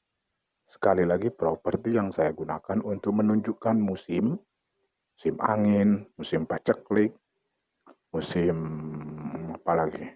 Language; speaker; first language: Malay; non-native, local second language; Achinese